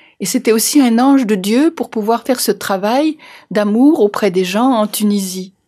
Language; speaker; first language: French; native; French